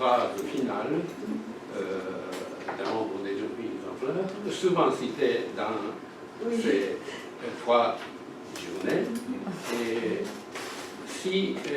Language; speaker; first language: French; non-native, fluent; Japanese